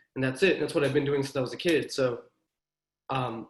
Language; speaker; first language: English; native; English